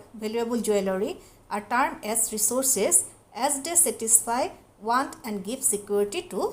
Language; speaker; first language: English; non-native, local second language; Assamese